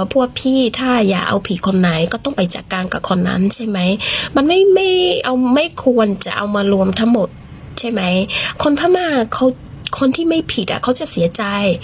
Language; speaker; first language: Thai; non-native, learner; Burmese